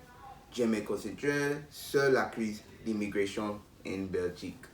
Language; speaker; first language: French; non-native, learner; English